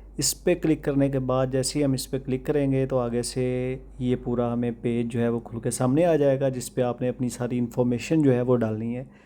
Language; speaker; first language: Urdu; non-native, local second language; Punjabi